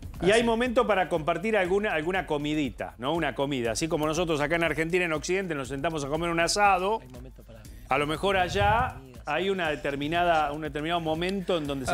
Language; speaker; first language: Spanish; native; Spanish